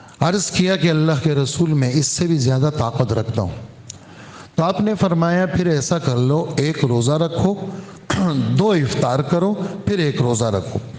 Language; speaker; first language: Urdu; native; Urdu